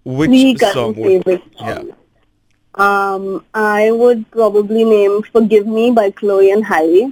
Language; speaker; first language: English; non-native, local second language; Hindi